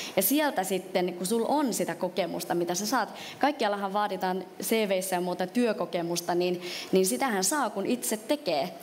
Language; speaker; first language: Finnish; early bilingual, other home language; Vietnamese